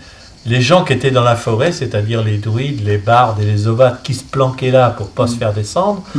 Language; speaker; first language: French; native; French